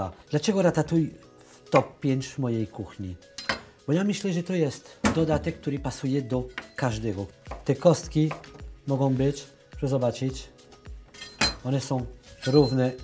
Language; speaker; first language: Polish; non-native, learner; French